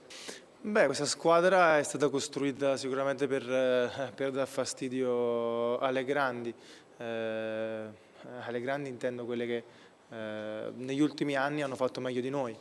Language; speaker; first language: Italian; native; Italian